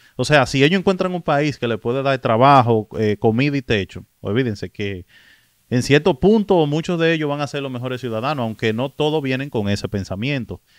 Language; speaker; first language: Spanish; native; Spanish